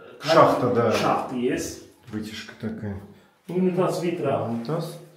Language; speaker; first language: Russian; non-native, learner; Turkish